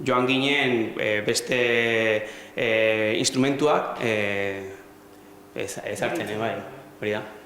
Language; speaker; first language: Basque; non-native, local second language; Spanish